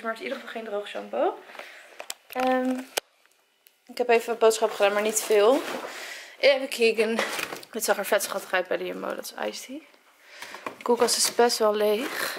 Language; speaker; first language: Dutch; native; Dutch